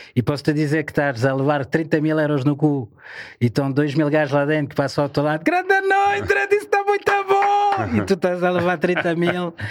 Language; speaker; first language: Portuguese; non-native, fluent; French